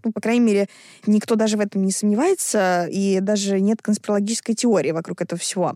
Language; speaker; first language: Russian; native; Russian